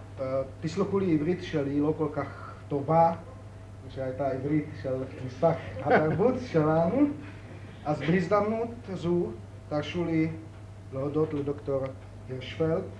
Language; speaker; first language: Hebrew; non-native, fluent; Czech